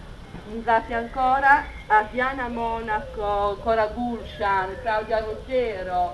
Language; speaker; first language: Italian; native; Italian